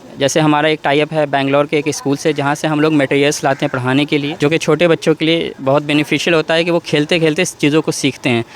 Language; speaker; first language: Hindi; native; Hindi